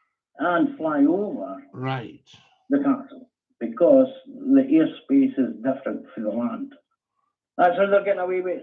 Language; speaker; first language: English; native; English